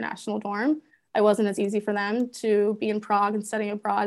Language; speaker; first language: English; native; English